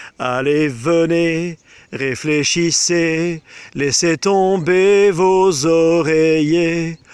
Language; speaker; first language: French; native; French